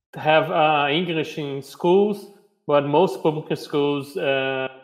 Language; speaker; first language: English; non-native, fluent; Portuguese